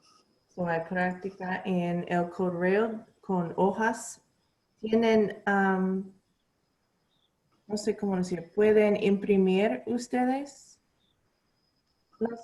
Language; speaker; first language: Spanish; non-native, learner; English